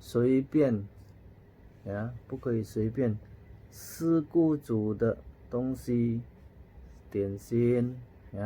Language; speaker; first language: Chinese; non-native, fluent; Indonesian